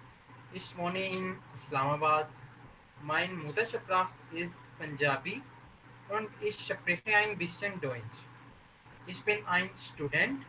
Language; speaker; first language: German; non-native, learner; Urdu